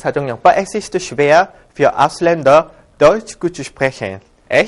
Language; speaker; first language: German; non-native, fluent; Korean